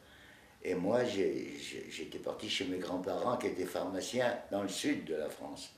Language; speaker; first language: French; native; French